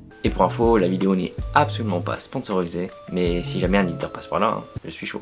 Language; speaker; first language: French; native; French